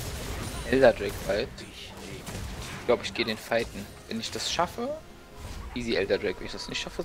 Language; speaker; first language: German; native; German